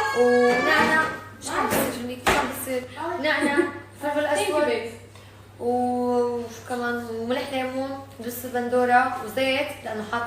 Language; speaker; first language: Arabic; native; Arabic